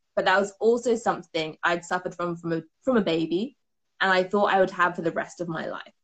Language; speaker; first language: English; native; English